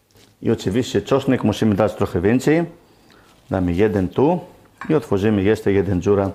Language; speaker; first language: Polish; non-native, learner; Greek